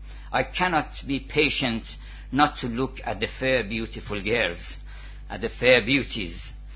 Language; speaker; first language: English; non-native, fluent; Persian